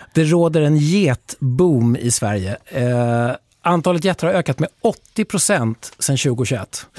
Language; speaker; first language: Swedish; native; Swedish